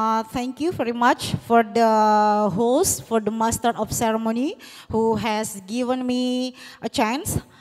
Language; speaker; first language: English; non-native, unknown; Indonesian